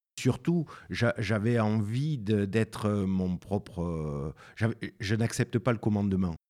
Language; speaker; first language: French; native; French